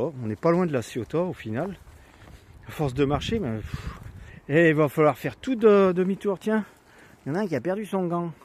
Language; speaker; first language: French; native; French